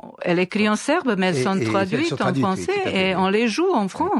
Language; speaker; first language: French; non-native, fluent; Serbian